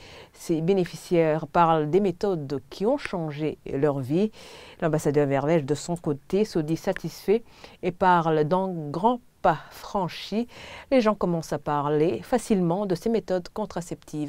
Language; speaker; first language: French; non-native, local second language; Rundi